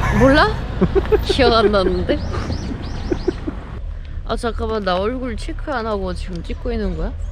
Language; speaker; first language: Korean; non-native, fluent; French